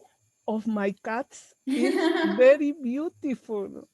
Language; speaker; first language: English; non-native, learner; Spanish